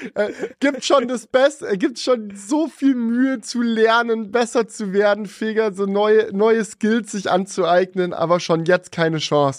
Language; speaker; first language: German; native; German